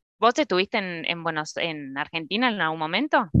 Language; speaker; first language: Spanish; native; Spanish